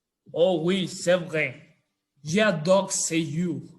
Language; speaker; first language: French; non-native, learner; Spanish